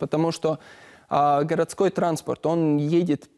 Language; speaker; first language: Russian; non-native, learner; Latvian